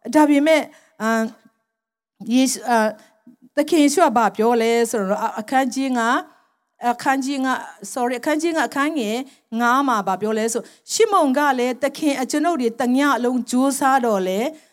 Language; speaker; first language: Burmese; non-native, local second language; Tedim Chin